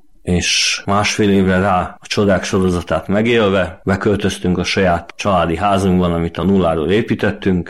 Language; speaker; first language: Hungarian; native; Hungarian